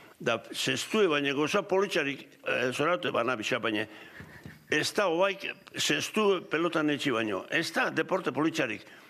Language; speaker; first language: Basque; native; Basque